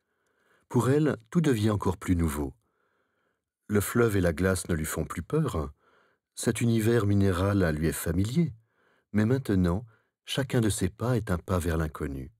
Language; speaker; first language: French; native; French